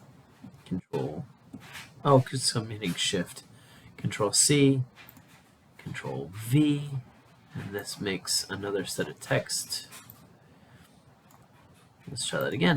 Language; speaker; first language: English; native; English